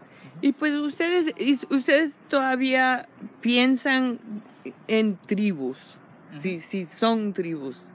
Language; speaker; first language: Spanish; non-native, fluent; English